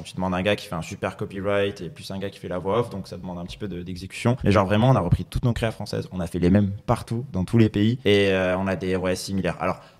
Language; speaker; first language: French; native; French